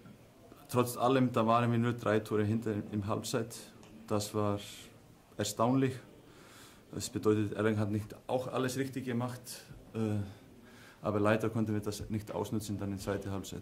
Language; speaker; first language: German; non-native, fluent; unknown